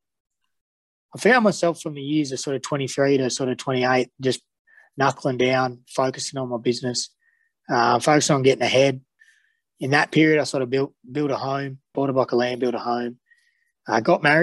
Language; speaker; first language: English; native; English